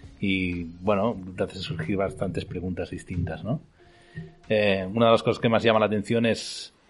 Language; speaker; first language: Spanish; non-native, local second language; Catalan